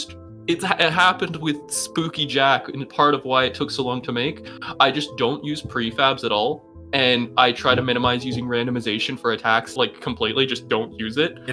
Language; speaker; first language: English; native; English